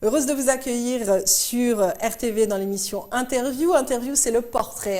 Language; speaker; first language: French; native; French